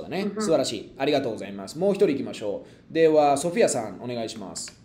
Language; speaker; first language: Japanese; non-native, fluent; Spanish